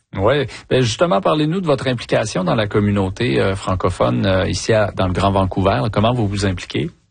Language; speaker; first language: French; native; French